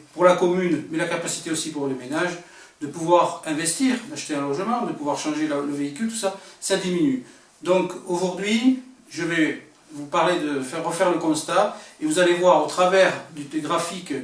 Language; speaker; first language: French; native; French